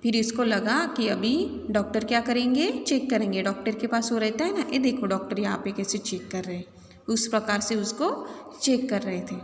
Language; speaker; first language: Hindi; non-native, local second language; Marathi